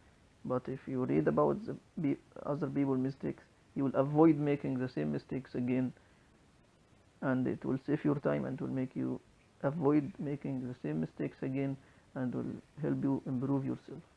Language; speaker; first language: English; non-native, local second language; Arabic